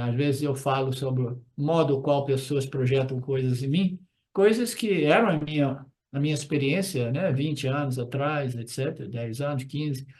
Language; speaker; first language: Portuguese; native; Portuguese